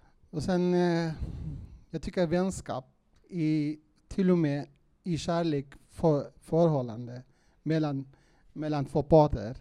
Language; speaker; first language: Swedish; non-native, fluent; Central Kurdish